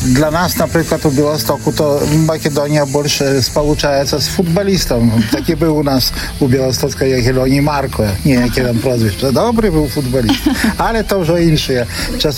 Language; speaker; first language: Polish; non-native, local second language; Belarusian